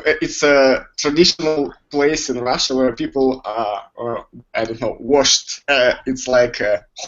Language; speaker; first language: English; non-native, learner; Russian